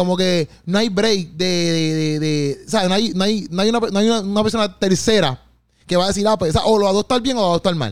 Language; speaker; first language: Spanish; native; Spanish